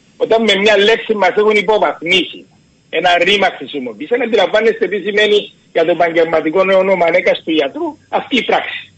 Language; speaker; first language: Greek; native; Greek